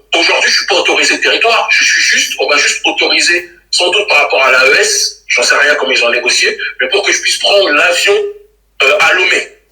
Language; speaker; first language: French; native; French